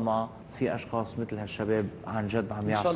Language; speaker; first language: Arabic; native; Arabic